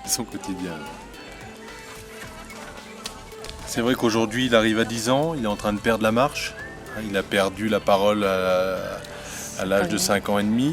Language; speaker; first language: French; native; French